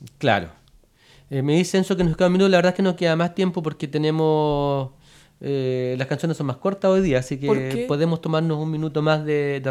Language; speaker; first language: Spanish; native; Spanish